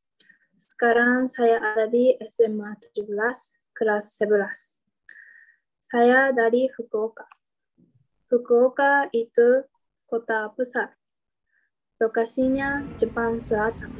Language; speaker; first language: Indonesian; non-native, learner; Japanese